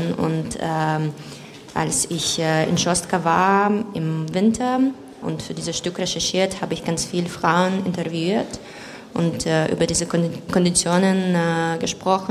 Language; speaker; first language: German; non-native, fluent; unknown